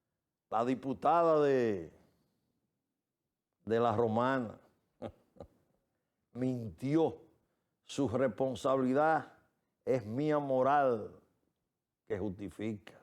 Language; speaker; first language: Spanish; native; Spanish